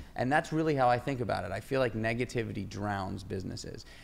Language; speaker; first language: English; native; English